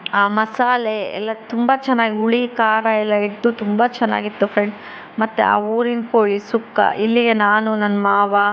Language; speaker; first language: Kannada; non-native, local second language; Tulu